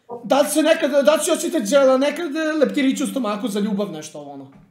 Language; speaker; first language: Bosnian; native; Bosnian